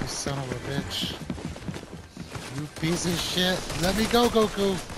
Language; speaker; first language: English; early bilingual, other home language; Spanish